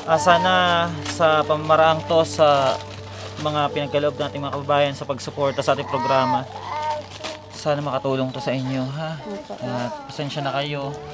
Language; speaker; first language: Filipino; native; Filipino